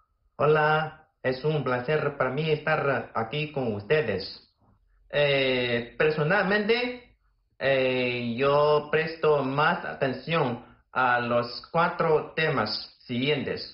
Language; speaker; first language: Spanish; non-native, fluent; Chinese